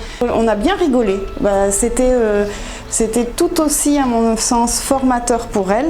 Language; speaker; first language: French; native; French